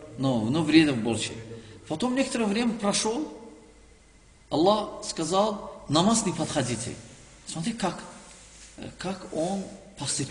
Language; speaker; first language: Russian; non-native, learner; Azerbaijani